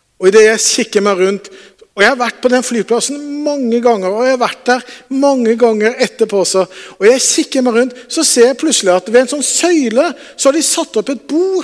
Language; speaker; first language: Norwegian; native; Norwegian